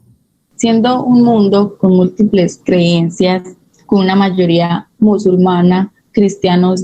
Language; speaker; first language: Spanish; native; Spanish